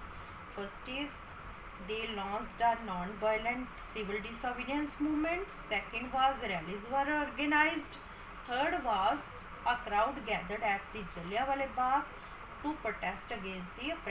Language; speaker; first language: English; non-native, local second language; Hindi